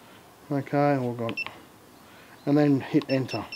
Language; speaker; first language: English; native; English